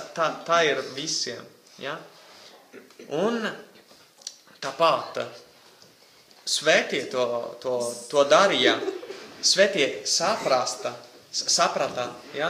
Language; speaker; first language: Latvian; non-native, fluent; Italian